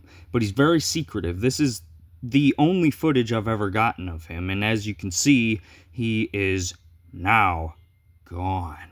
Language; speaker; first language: English; native; English